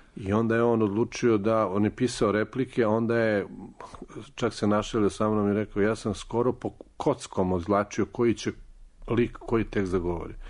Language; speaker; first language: Serbian; native; Serbian